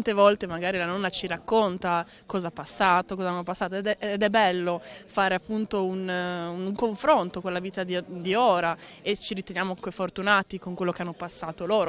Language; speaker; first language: Italian; native; Italian